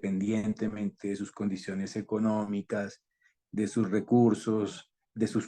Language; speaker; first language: Spanish; native; Spanish